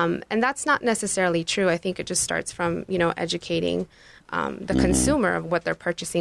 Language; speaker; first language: English; non-native, fluent; Spanish